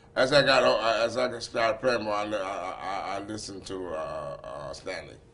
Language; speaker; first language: English; native; English